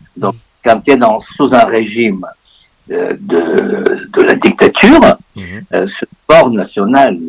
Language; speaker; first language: French; non-native, fluent; Bulgarian